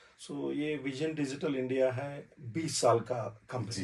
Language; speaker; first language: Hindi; non-native, learner; Telugu